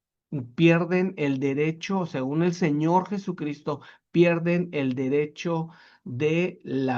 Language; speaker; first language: Spanish; native; Spanish